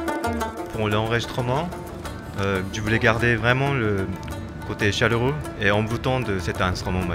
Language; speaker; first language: French; non-native, fluent; Japanese